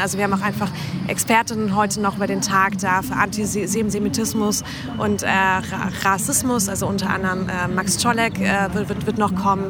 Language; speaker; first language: German; native; German